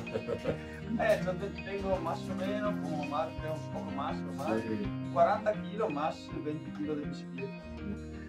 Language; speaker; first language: Spanish; non-native, learner; Italian